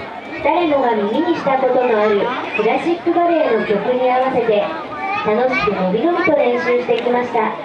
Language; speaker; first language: Japanese; native; Japanese